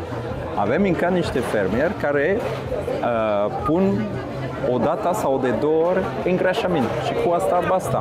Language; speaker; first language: Romanian; non-native, fluent; French